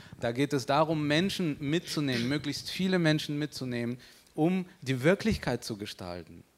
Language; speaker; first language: German; early bilingual, other home language; Russian